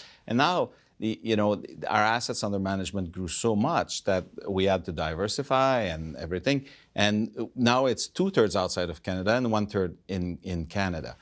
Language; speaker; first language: English; non-native, fluent; French